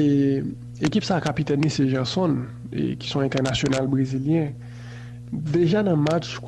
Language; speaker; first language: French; non-native, local second language; Haitian Creole